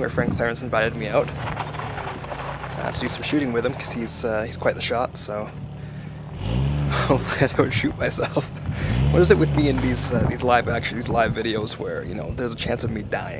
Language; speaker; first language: English; native; English